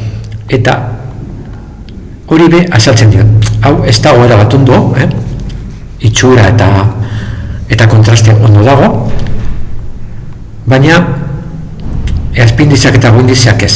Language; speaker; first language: Basque; non-native, local second language; Spanish